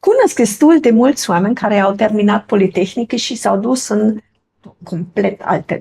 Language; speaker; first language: Romanian; non-native, fluent; German